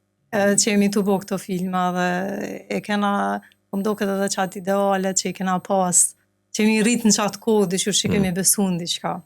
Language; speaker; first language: Albanian; native; Albanian